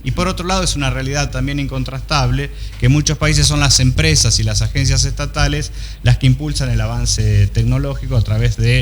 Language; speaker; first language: Spanish; native; Spanish